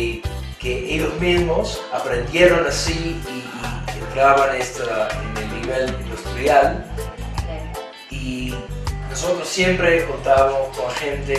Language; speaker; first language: Spanish; non-native, fluent; English